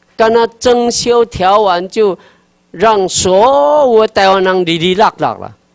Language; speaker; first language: Chinese; non-native, local second language; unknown